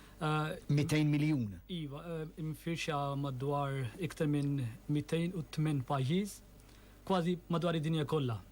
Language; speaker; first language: Maltese; non-native, fluent; Urdu